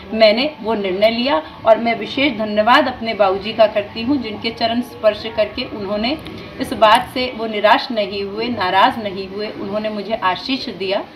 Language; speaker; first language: Hindi; native; Hindi